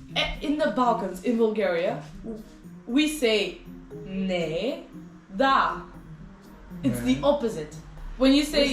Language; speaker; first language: English; non-native, fluent; Bulgarian